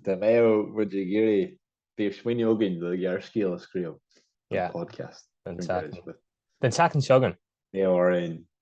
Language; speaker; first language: Irish; non-native, local second language; English